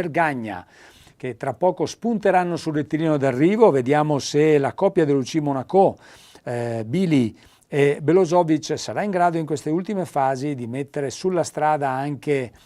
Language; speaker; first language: Italian; native; Italian